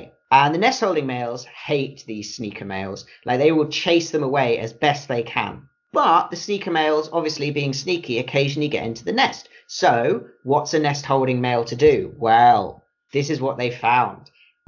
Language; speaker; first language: English; native; English